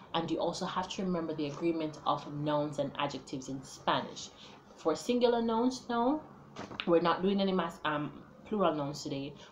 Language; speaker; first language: English; native; English